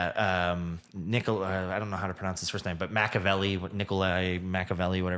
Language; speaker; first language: English; native; English